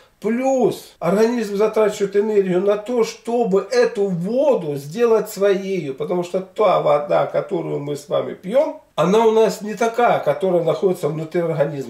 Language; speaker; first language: Russian; native; Russian